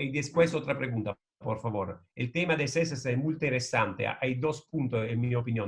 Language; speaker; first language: Spanish; non-native, fluent; Italian